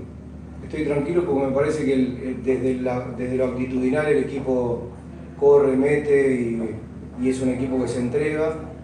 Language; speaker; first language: Spanish; native; Spanish